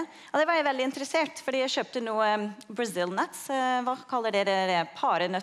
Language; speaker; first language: Norwegian; non-native, fluent; English